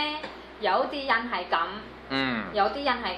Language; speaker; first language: Cantonese; non-native, learner; Indonesian